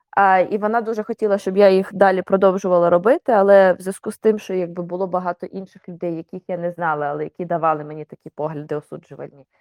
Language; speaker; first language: Ukrainian; native; Ukrainian